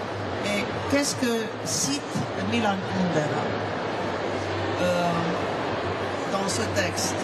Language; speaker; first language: French; non-native, fluent; Romanian